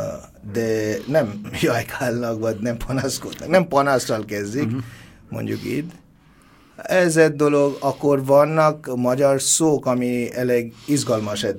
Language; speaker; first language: Hungarian; non-native, fluent; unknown